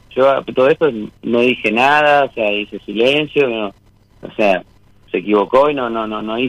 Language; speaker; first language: Spanish; native; Spanish